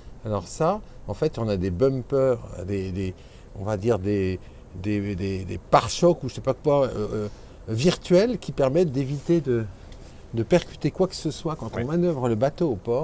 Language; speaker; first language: French; native; French